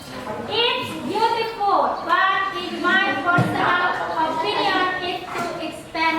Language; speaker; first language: English; non-native, fluent; Indonesian